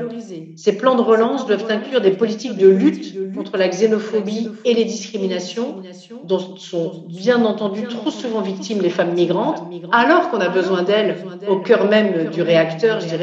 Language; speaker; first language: French; native; French